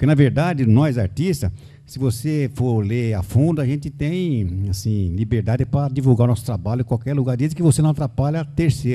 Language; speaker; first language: Portuguese; native; Portuguese